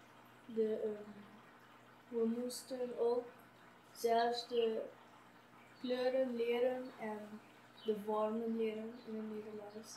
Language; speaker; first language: Dutch; non-native, local second language; Papiamento